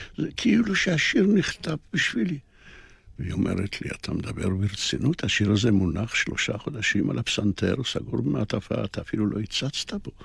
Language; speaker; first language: Hebrew; early bilingual, other home language; Polish